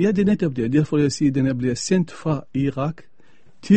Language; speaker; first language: Danish; non-native, fluent; Arabic